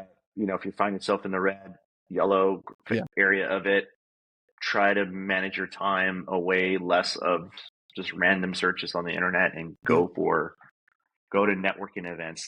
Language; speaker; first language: English; native; English